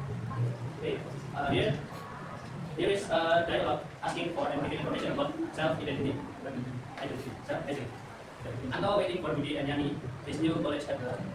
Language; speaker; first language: English; non-native, learner; Indonesian